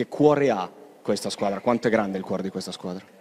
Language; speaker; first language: Italian; native; Italian